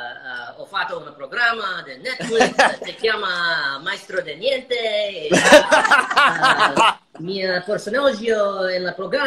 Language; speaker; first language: Italian; non-native, learner; English